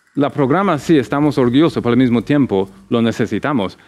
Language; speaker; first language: Spanish; non-native, fluent; English